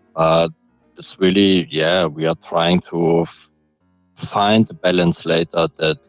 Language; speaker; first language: English; non-native, fluent; German